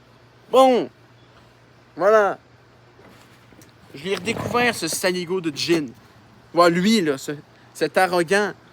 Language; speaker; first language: French; native; French